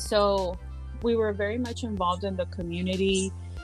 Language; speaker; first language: English; early bilingual, other home language; Spanish